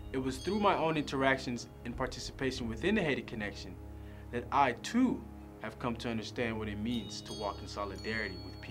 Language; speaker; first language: English; native; English